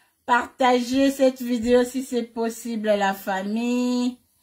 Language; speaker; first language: French; non-native, local second language; Lingala